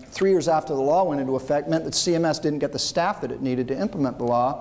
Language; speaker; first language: English; native; English